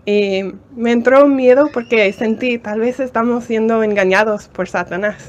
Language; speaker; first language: Spanish; non-native, fluent; English